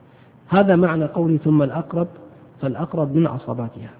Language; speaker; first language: Arabic; native; Arabic